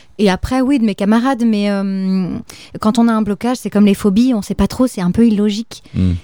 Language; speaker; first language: French; native; French